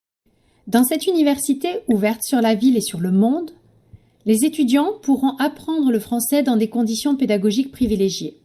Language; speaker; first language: French; native; French